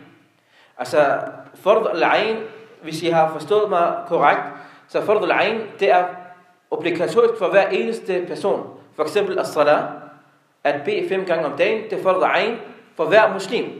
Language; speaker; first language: Danish; non-native, local second language; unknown